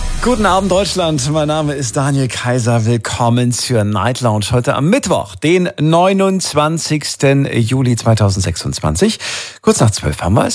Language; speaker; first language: German; native; German